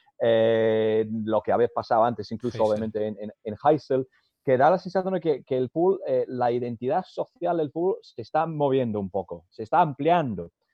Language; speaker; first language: Spanish; non-native, fluent; English